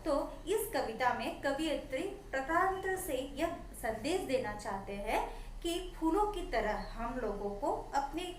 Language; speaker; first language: Hindi; non-native, local second language; Assamese